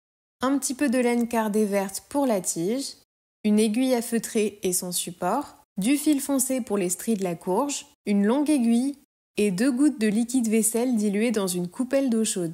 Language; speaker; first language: French; native; French